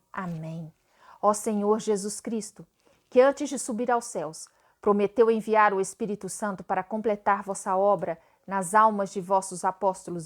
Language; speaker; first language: Portuguese; native; Portuguese